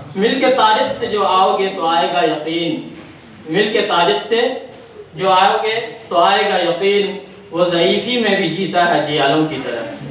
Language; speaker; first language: Urdu; native; Urdu